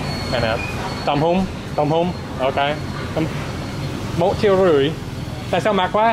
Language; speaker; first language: Vietnamese; non-native, learner; English